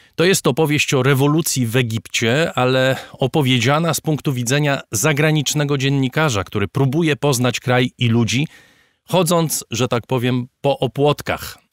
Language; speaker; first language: Polish; native; Polish